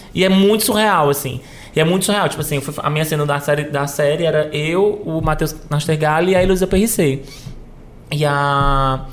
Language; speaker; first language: Portuguese; native; Portuguese